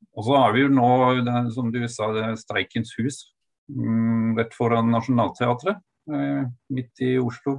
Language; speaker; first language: Norwegian; non-native, fluent; German